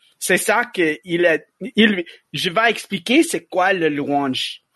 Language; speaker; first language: French; non-native, learner; English